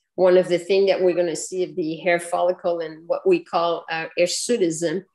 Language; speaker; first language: English; non-native, fluent; French